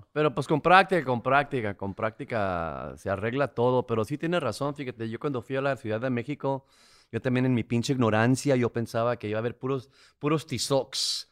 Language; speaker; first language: Spanish; native; Spanish